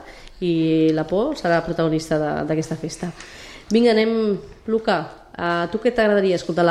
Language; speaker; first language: Catalan; native; Catalan